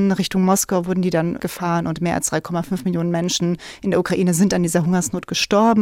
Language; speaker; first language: German; native; German